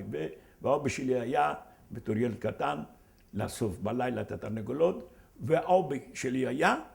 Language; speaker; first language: Hebrew; non-native, fluent; Ladino